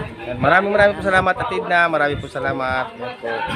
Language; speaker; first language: Filipino; native; Filipino